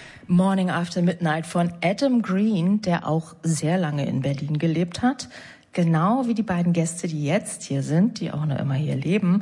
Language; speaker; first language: German; native; German